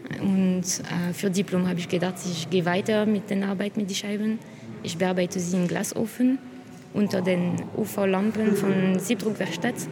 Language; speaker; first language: German; non-native, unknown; French